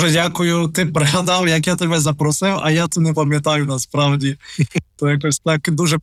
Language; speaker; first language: Ukrainian; non-native, local second language; Russian